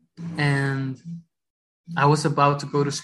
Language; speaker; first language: English; early bilingual, other home language; Spanish